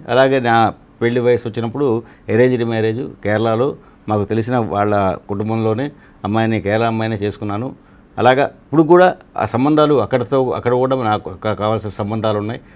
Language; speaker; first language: Telugu; non-native, local second language; Malayalam